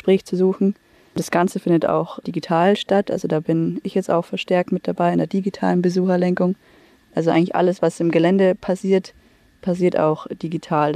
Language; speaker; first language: German; native; German